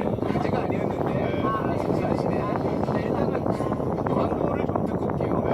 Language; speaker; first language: Korean; native; Korean